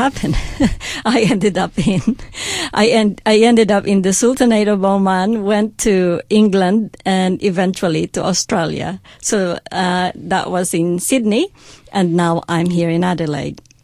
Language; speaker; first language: English; non-native, local second language; Hiligaynon